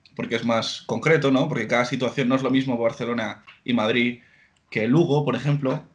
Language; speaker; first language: Spanish; native; Spanish